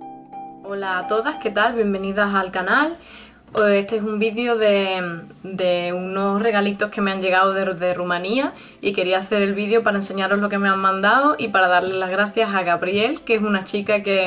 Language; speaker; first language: Spanish; native; Spanish